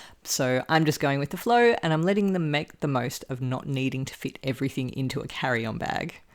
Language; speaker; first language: English; native; English